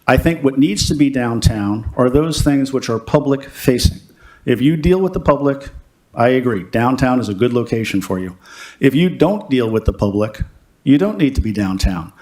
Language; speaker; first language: English; native; English